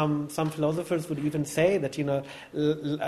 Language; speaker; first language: English; non-native, local second language; Bangla